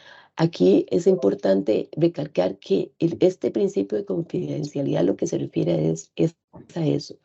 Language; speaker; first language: Spanish; native; Spanish